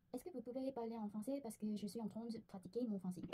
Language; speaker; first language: French; non-native, learner; Korean